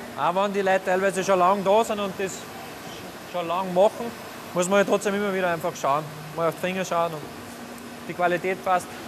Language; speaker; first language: German; native; German